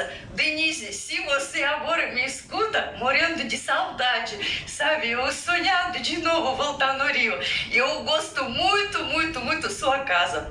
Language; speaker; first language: Portuguese; non-native, fluent; Russian